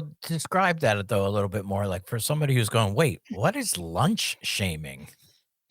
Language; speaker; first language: English; native; English